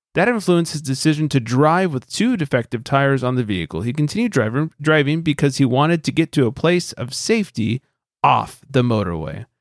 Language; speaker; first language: English; native; English